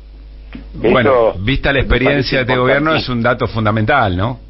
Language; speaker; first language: Spanish; native; Spanish